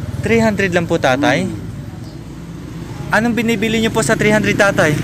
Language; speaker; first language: Filipino; native; Filipino